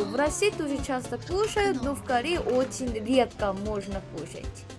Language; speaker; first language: Russian; non-native, fluent; Korean